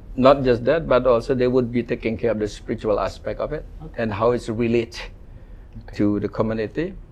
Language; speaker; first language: English; non-native, fluent; Indonesian